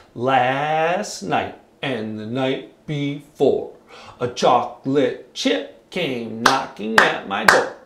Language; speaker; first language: English; native; English